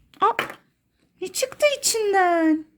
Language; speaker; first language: Turkish; native; Turkish